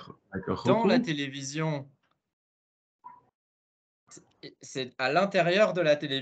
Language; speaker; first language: French; non-native, fluent; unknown